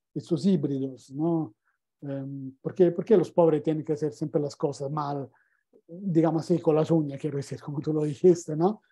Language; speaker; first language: Spanish; non-native, fluent; Italian